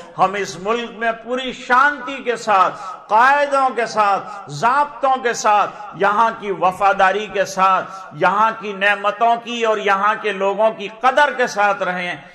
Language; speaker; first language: Urdu; non-native, local second language; Gujarati